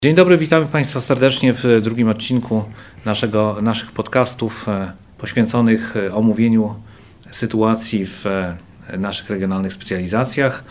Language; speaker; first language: Polish; native; Polish